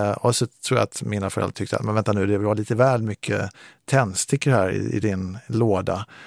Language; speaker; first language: Swedish; native; Swedish